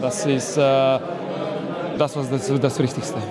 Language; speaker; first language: German; non-native, fluent; Slovenian